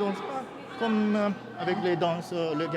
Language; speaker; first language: French; non-native, learner; Japanese